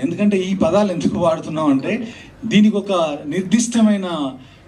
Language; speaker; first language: Telugu; native; Telugu